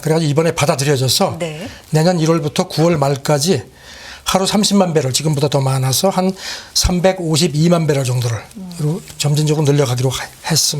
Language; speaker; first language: Korean; native; Korean